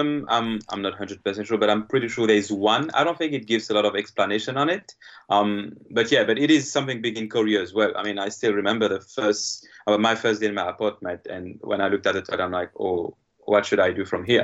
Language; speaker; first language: English; non-native, fluent; Morisyen